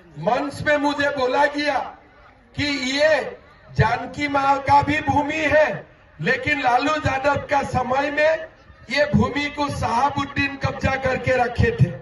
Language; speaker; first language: Hindi; non-native, local second language; Assamese